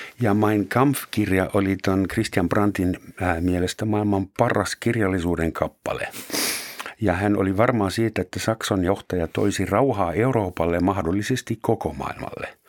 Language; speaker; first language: Finnish; non-native, fluent; German